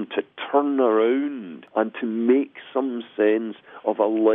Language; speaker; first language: English; native; English